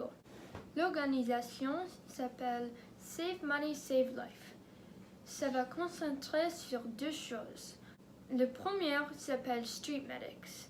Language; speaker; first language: French; non-native, learner; English